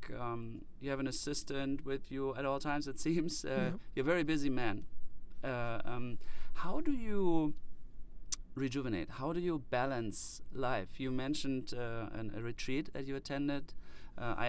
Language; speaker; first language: English; non-native, fluent; German